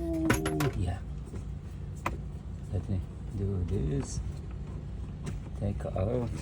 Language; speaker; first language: English; non-native, learner; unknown